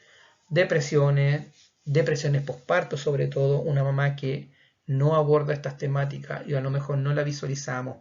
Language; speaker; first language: Spanish; native; Spanish